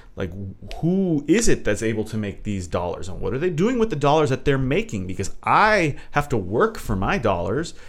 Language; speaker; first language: English; early bilingual, other home language; Portuguese